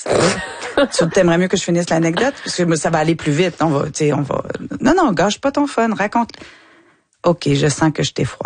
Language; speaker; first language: French; native; French